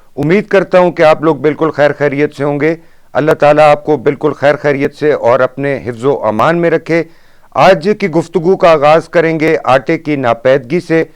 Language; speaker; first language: Urdu; non-native, local second language; Northern Hindko